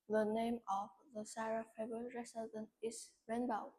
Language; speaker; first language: English; non-native, learner; Vietnamese